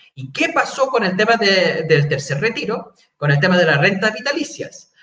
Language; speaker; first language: Spanish; non-native, fluent; English